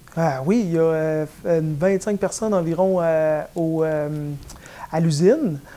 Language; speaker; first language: French; native; French